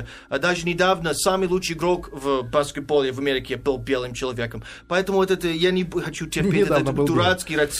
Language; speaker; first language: Russian; non-native, fluent; English